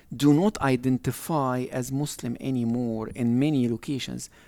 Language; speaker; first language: English; non-native, fluent; Arabic